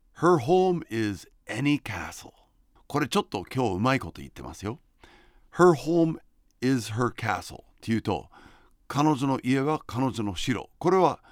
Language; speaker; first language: Japanese; non-native, fluent; English